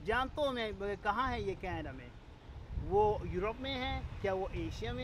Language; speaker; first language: Hindi; non-native, learner; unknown